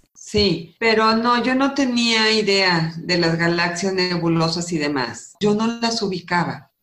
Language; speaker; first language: Spanish; native; Spanish